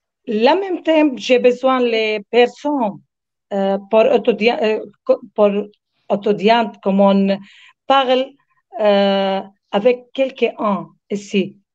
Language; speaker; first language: French; non-native, learner; Arabic